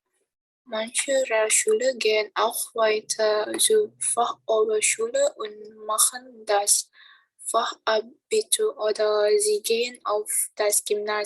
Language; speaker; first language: German; non-native, learner; Indonesian